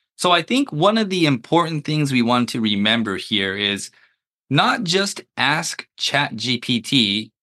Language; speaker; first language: English; early bilingual, other home language; Japanese